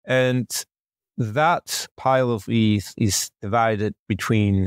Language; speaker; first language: English; non-native, fluent; Polish